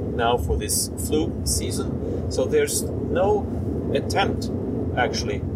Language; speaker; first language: English; non-native, fluent; German